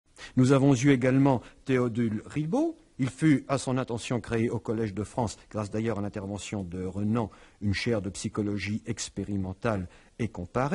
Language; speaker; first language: French; native; French